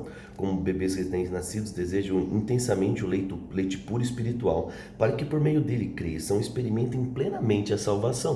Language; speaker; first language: Portuguese; native; Portuguese